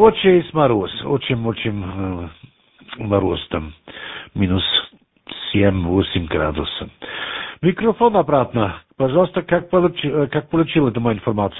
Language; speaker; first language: Russian; non-native, learner; German